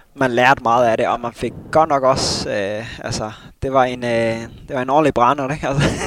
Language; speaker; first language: Danish; early bilingual, other home language; Somali